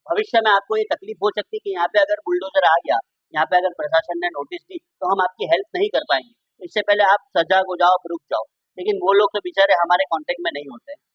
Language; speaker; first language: Hindi; non-native, local second language; Gujarati